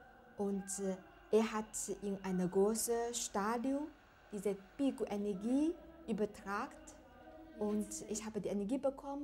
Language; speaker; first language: German; non-native, learner; Chinese